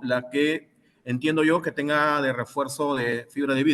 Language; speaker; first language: Spanish; native; Spanish